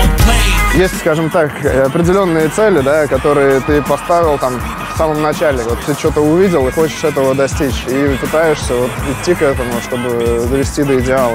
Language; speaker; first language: Russian; native; Russian